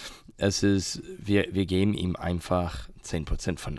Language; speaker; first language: German; non-native, learner; English